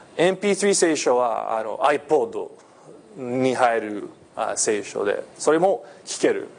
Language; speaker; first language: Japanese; non-native, fluent; English